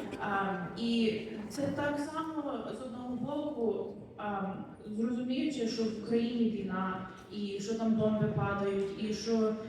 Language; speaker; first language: Ukrainian; early bilingual, heritage; Ukrainian